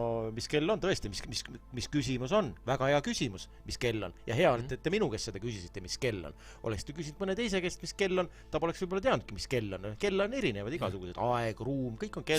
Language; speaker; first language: Estonian; native; Estonian